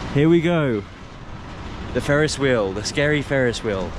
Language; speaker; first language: English; native; English